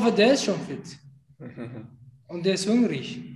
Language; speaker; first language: German; non-native, fluent; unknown